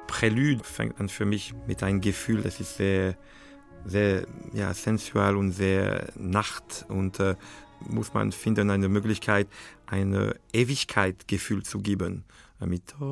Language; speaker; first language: German; non-native, fluent; French